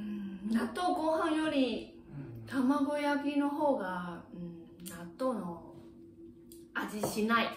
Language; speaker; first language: Japanese; non-native, learner; Chinese